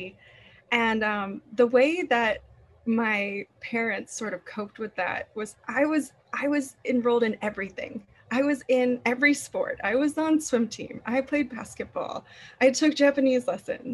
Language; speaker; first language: English; native; English